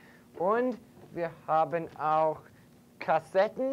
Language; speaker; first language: German; non-native, fluent; English